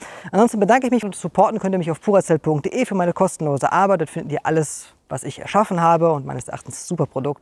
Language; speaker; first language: German; native; German